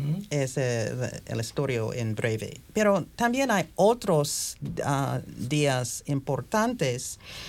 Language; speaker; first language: Spanish; non-native, fluent; English